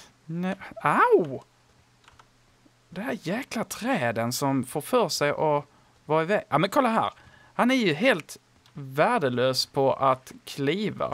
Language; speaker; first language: Swedish; native; Swedish